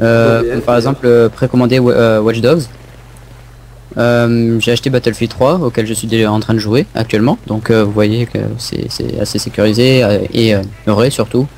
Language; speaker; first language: French; native; French